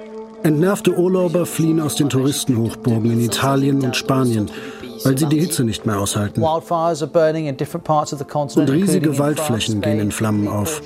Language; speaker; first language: German; native; German